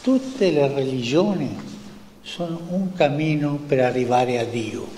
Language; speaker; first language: Italian; non-native, fluent; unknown